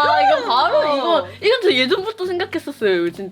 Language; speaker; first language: Korean; non-native, learner; Japanese